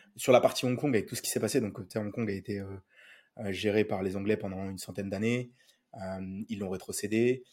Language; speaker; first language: French; native; French